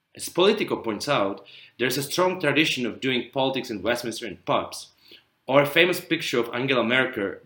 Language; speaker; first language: English; non-native, fluent; Czech